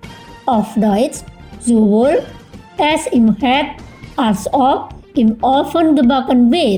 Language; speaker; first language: German; non-native, fluent; Indonesian